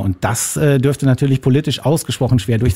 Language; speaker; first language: German; native; German